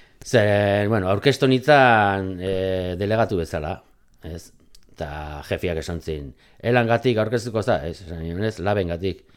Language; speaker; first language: Basque; non-native, local second language; Spanish